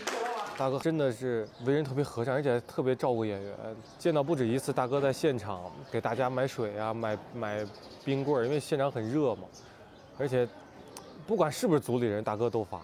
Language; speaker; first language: Chinese; native; Chinese